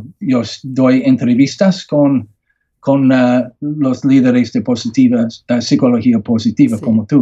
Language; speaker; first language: Spanish; non-native, learner; English